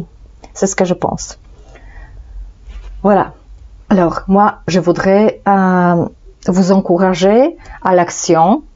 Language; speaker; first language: French; non-native, fluent; Polish